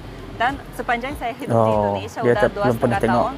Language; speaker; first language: Indonesian; non-native, fluent; Russian